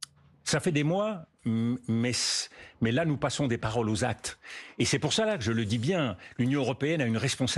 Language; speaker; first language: French; native; French